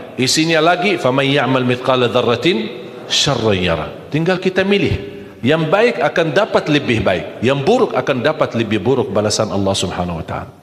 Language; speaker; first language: Malay; non-native, fluent; Arabic